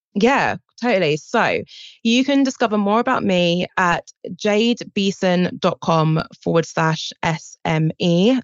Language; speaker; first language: English; native; English